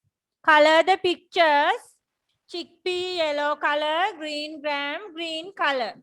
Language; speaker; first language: English; non-native, fluent; Sinhala